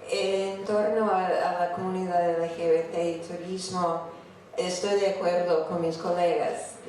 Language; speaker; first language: Spanish; non-native, fluent; English